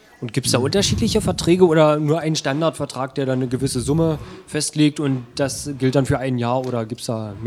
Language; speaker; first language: German; native; German